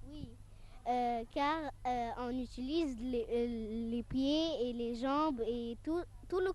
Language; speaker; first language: French; non-native, local second language; Arabic